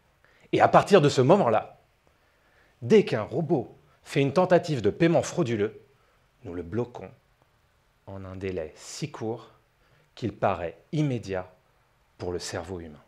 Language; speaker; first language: French; native; French